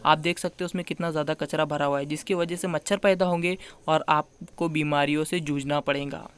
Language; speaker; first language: Hindi; non-native, local second language; Urdu